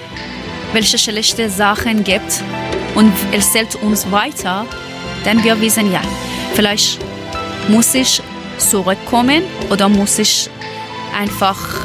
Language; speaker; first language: German; non-native, learner; Persian